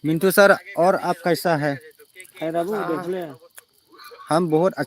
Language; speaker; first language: Hindi; non-native, local second language; Bodo